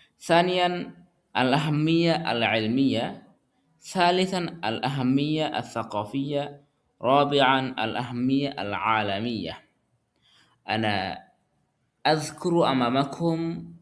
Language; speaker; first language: Arabic; non-native, fluent; Bangla